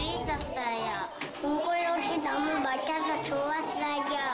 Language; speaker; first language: Korean; native; Korean